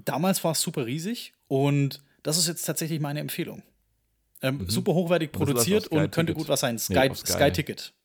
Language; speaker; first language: German; native; German